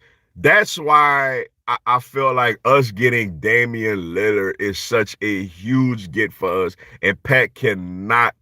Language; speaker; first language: English; native; English